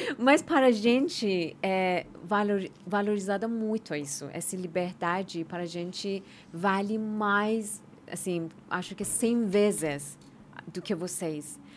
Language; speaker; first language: Portuguese; non-native, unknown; Persian